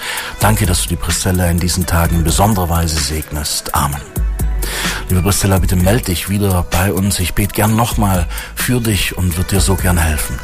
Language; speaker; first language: German; native; German